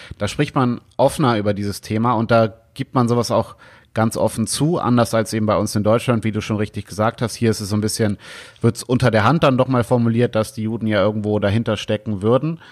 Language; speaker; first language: German; native; German